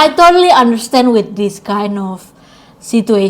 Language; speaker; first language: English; non-native, learner; Indonesian